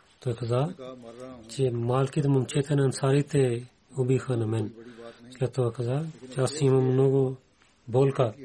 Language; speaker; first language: Bulgarian; non-native, learner; Urdu